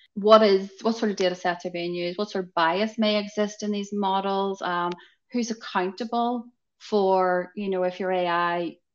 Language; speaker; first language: English; native; English